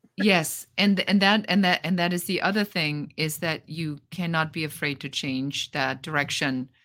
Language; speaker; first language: English; non-native, fluent; German